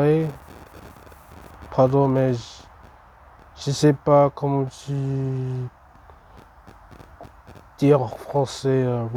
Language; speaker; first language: French; non-native, learner; English